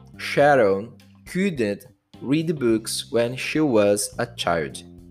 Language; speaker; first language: English; non-native, fluent; Portuguese